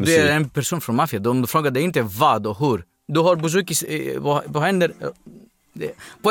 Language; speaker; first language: Swedish; non-native, fluent; Greek